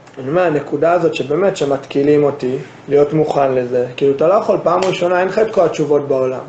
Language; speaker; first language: Hebrew; non-native, fluent; English